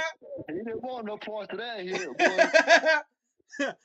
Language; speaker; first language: English; native; English